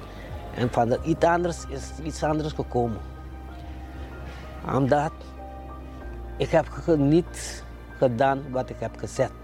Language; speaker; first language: Dutch; non-native, local second language; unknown